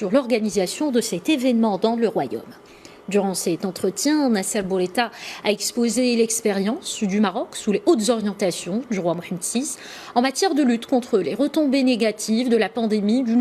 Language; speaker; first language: French; non-native, local second language; Arabic